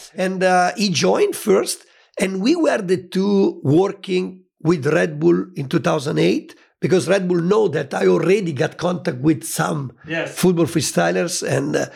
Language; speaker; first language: English; non-native, fluent; Italian